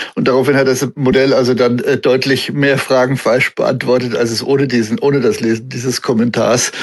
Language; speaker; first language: German; native; German